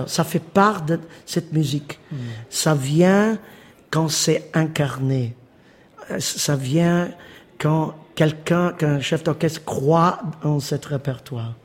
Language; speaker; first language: French; non-native, fluent; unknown